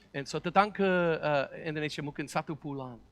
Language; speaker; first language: Indonesian; non-native, learner; English